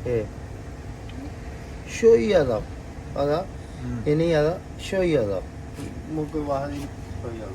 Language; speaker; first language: Arabic; non-native, learner; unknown